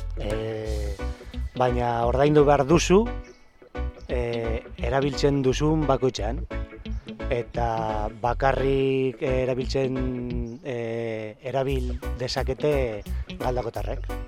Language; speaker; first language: Basque; non-native, learner; Spanish